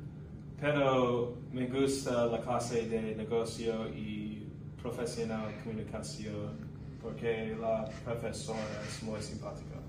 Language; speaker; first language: Spanish; non-native, learner; English